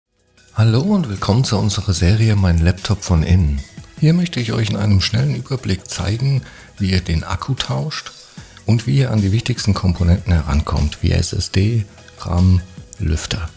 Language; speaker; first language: German; native; German